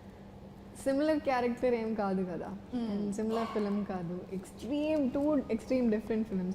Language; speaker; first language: Telugu; non-native, fluent; Malayalam